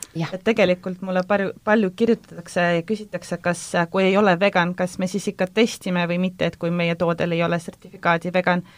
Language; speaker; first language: Estonian; non-native, local second language; Russian